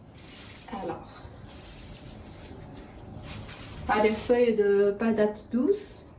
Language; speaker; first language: French; non-native, fluent; Chinese